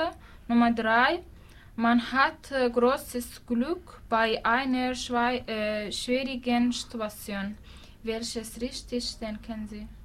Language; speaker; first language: German; non-native, learner; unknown